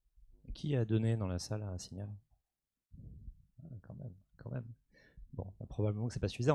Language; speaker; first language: French; native; French